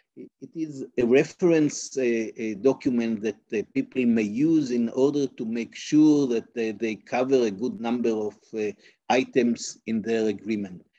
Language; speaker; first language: English; non-native, fluent; Hebrew